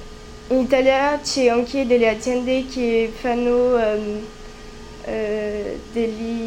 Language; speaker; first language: Italian; non-native, learner; French